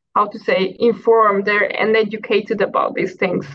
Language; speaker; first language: English; non-native, fluent; Hungarian